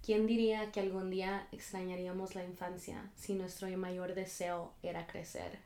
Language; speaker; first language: Spanish; early bilingual, heritage; Spanish